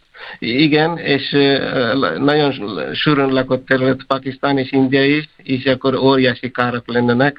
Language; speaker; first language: Hungarian; non-native, fluent; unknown